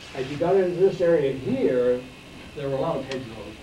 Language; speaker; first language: English; native; English